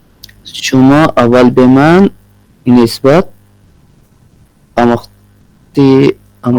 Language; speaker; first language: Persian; non-native, learner; Urdu